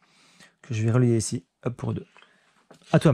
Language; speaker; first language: French; native; French